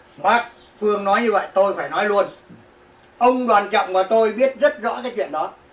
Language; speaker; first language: Vietnamese; native; Vietnamese